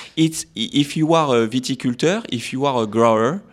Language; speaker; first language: English; non-native, fluent; French